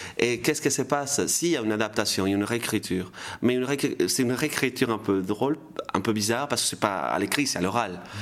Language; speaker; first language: French; non-native, fluent; Spanish